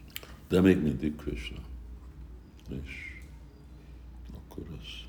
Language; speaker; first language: Hungarian; early bilingual, heritage; Hungarian